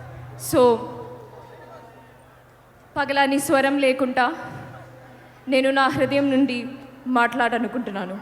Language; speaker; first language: Telugu; non-native, learner; Malayalam